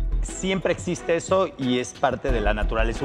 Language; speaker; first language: Spanish; native; Spanish